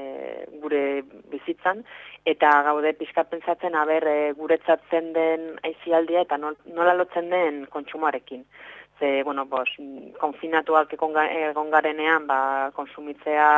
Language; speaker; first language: Basque; non-native, local second language; Spanish